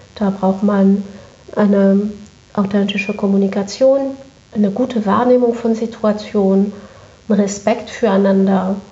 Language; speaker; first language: German; non-native, fluent; French